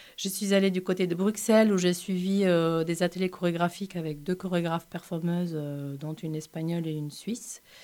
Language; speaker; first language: French; non-native, fluent; Portuguese